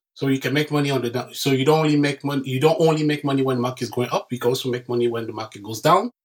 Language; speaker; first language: English; non-native, local second language; French